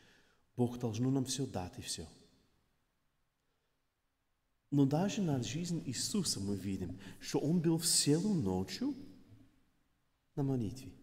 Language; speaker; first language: Russian; non-native, fluent; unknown